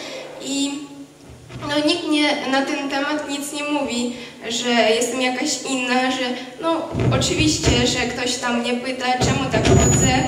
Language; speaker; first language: Polish; non-native, fluent; Crimean Tatar